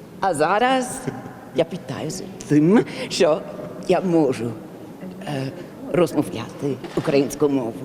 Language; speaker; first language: Ukrainian; non-native, learner; English